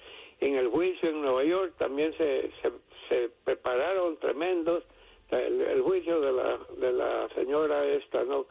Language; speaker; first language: Spanish; native; Spanish